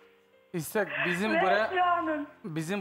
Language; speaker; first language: Turkish; native; Turkish